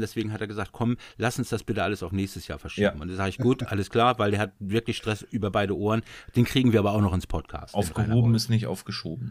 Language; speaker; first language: German; native; German